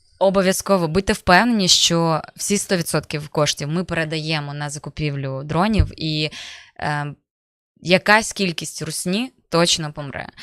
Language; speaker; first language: Ukrainian; native; Ukrainian